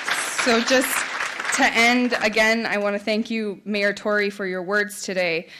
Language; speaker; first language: English; native; English